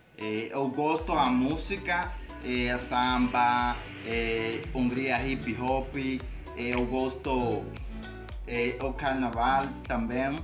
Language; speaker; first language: Portuguese; non-native, learner; Spanish